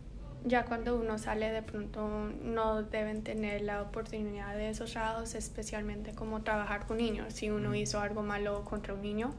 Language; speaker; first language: Spanish; early bilingual, heritage; Spanish